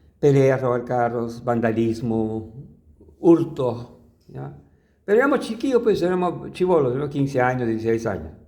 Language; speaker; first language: Spanish; early bilingual, other home language; English